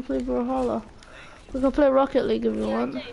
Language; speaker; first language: English; native; English